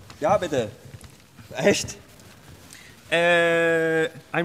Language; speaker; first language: German; non-native, learner; Swedish